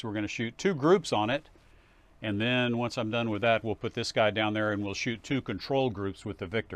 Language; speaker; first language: English; native; English